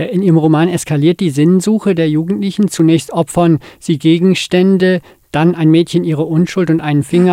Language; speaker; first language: German; native; German